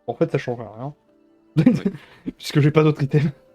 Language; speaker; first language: French; native; French